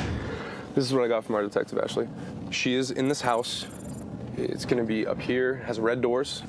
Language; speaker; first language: English; native; English